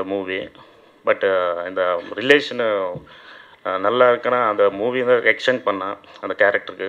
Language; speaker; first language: Tamil; non-native, learner; Telugu